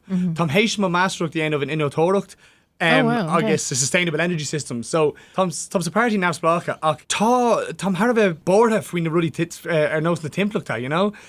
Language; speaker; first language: Irish; non-native, local second language; English